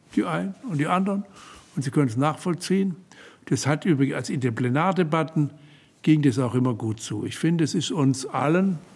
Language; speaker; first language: German; native; German